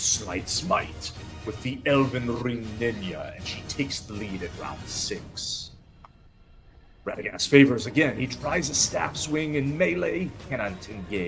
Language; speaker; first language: English; native; English